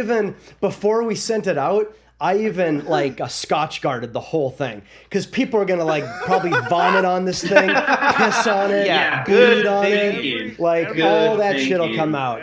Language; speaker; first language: English; native; English